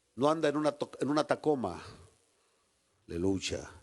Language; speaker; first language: Spanish; native; Spanish